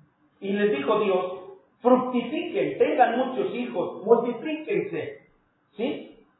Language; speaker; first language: Spanish; native; Spanish